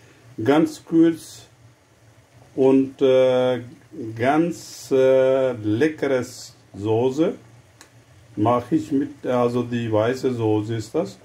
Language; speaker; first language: German; non-native, fluent; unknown